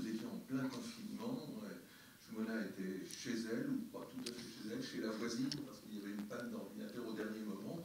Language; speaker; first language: French; native; French